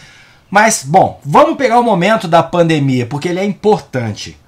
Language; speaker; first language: Portuguese; native; Portuguese